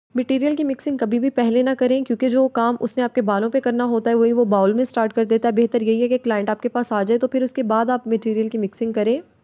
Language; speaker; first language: Urdu; native; Urdu